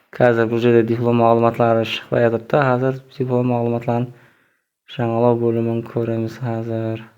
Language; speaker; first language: Uzbek; non-native, local second language; Kara-Kalpak